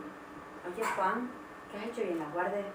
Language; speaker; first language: Spanish; native; Spanish